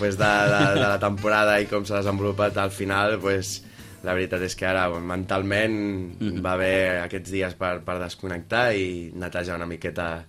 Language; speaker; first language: Catalan; native; Catalan